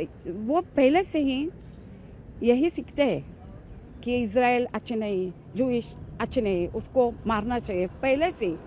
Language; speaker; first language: Hindi; early bilingual, heritage; Hindi